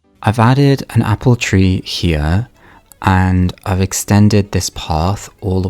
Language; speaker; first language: English; native; English